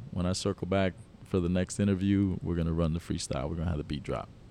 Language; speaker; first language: English; native; English